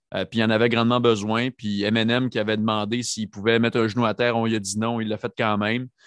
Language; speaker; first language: French; native; French